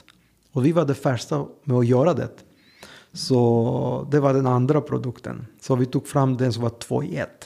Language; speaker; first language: Swedish; non-native, fluent; Greek